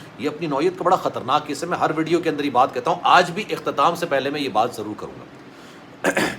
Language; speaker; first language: Urdu; native; Urdu